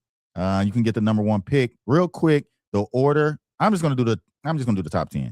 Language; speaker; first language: English; native; English